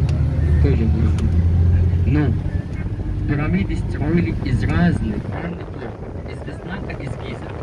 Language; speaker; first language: Russian; non-native, learner; Arabic